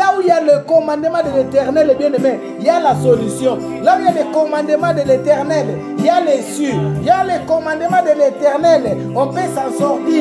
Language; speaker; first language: French; non-native, local second language; Lingala